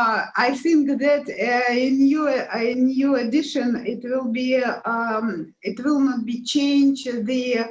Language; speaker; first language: English; non-native, learner; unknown